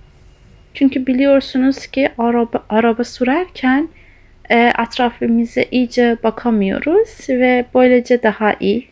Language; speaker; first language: Turkish; non-native, fluent; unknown